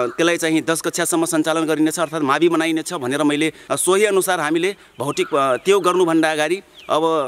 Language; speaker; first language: Nepali; non-native, local second language; Dangaura Tharu